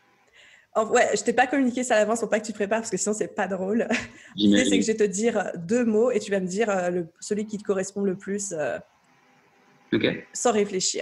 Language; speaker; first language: French; native; French